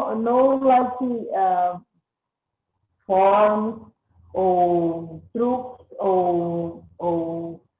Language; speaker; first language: English; non-native, learner; Portuguese